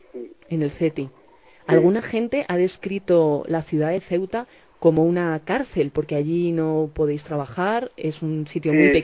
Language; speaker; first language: Spanish; native; Spanish